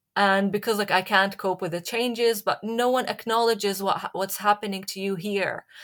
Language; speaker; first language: English; non-native, fluent; Arabic